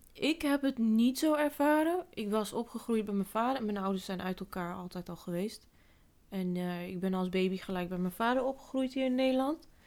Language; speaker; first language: Dutch; early bilingual, other home language; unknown